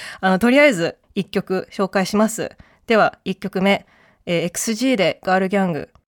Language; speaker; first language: Japanese; early bilingual, heritage; Japanese